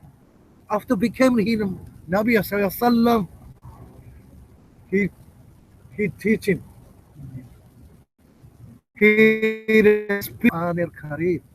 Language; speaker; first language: English; non-native, learner; Japanese